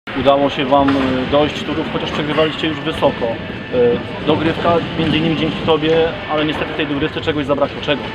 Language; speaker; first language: Polish; native; Polish